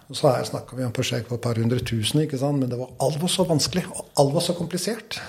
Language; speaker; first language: Norwegian; non-native, fluent; Albanian